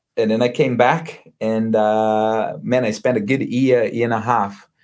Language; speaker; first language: English; non-native, fluent; Portuguese